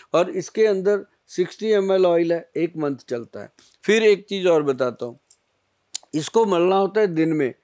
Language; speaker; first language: Hindi; native; Hindi